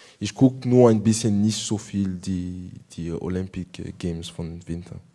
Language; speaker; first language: German; non-native, learner; French